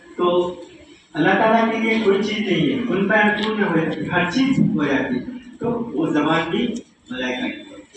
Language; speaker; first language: Urdu; native; Urdu